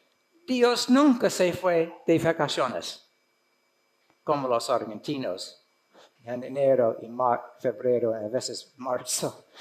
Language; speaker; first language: Spanish; non-native, fluent; English